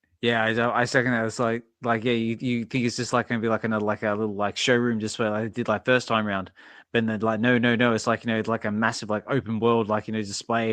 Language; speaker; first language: English; native; English